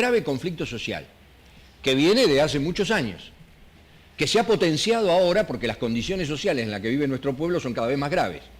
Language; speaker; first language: Spanish; native; Spanish